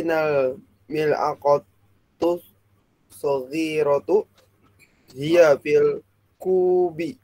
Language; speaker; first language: Arabic; non-native, learner; Indonesian